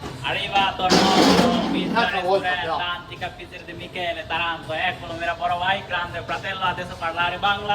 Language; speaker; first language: Italian; non-native, learner; Bangla